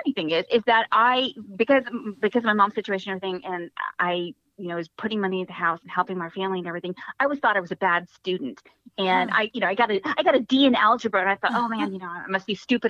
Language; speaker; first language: English; native; English